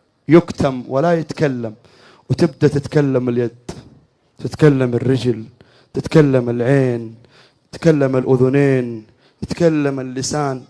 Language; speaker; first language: Arabic; native; Arabic